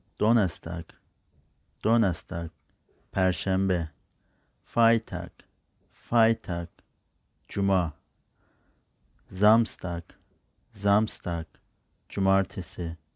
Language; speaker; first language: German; non-native, learner; Turkish